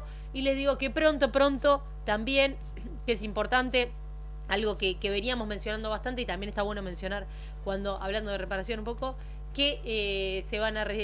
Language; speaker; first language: Spanish; native; Spanish